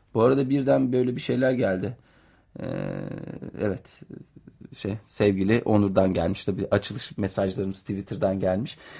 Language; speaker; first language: Turkish; native; Turkish